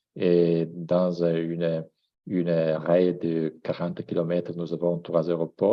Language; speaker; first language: French; non-native, fluent; Italian